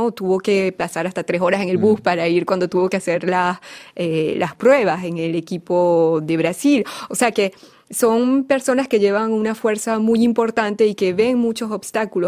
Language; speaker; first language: Spanish; native; Spanish